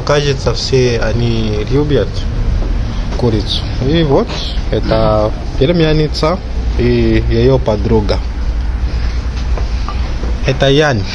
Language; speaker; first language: Russian; non-native, fluent; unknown